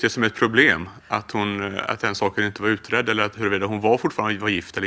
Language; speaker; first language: Swedish; native; Swedish